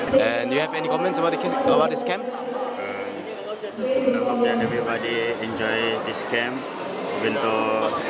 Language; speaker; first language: English; non-native, local second language; Malay